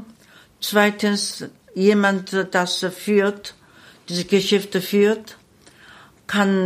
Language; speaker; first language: German; non-native, learner; Korean